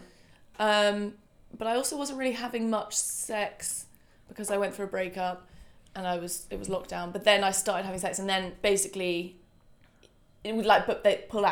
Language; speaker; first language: English; native; English